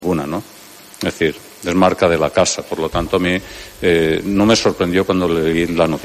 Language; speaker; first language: Spanish; native; Spanish